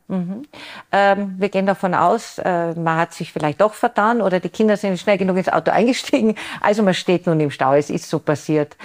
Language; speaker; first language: German; native; German